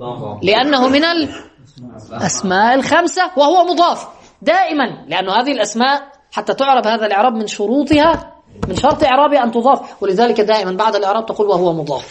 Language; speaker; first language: Arabic; native; Arabic